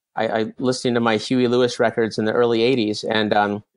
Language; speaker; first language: English; native; English